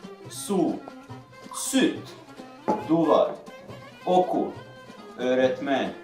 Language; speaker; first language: Turkish; non-native, learner; Bosnian